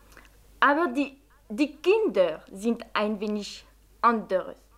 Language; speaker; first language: German; non-native, fluent; French